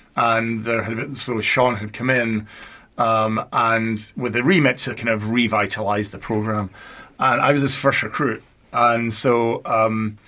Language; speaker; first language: English; native; English